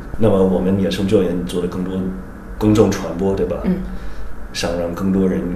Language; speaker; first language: Chinese; non-native, fluent; English